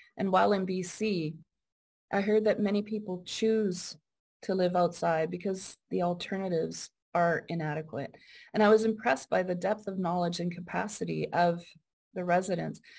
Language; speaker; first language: English; native; English